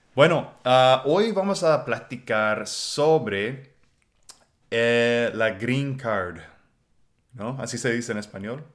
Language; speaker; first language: Spanish; non-native, fluent; English